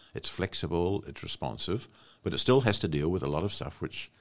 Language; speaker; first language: English; native; English